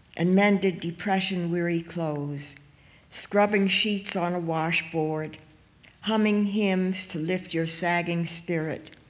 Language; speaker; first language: English; native; English